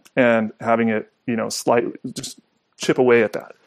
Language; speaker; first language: English; native; English